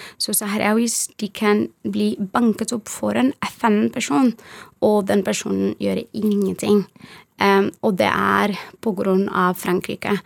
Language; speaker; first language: Norwegian; non-native, fluent; Arabic